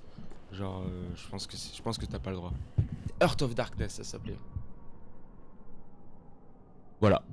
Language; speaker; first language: French; native; French